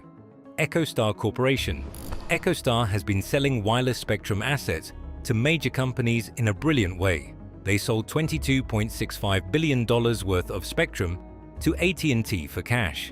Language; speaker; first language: English; native; English